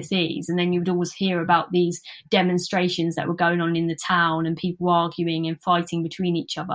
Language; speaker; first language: English; native; English